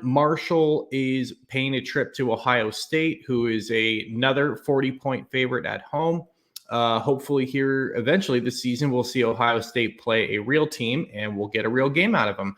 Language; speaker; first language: English; native; English